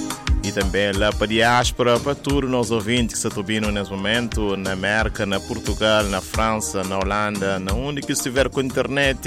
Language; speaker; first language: Portuguese; non-native, local second language; Kabuverdianu